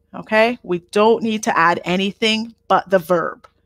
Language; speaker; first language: English; native; English